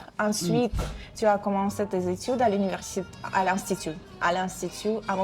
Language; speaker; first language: French; non-native, fluent; Russian